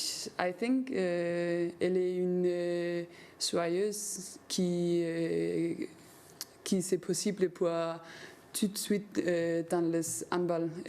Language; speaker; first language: French; non-native, learner; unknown